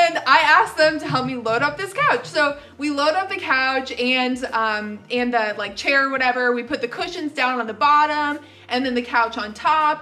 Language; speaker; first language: English; native; English